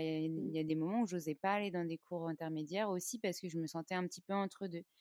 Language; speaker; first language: French; native; French